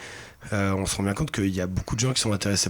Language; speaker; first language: French; native; French